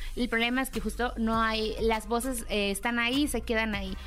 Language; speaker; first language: Spanish; native; Spanish